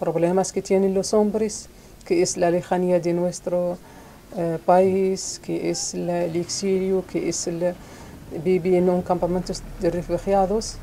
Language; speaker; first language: Spanish; non-native, local second language; Arabic